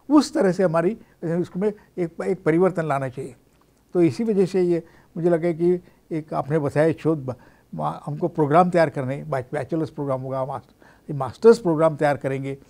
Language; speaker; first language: Hindi; non-native, local second language; Marathi